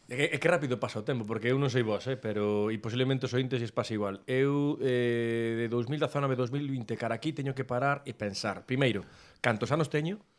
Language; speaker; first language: Galician; native; Galician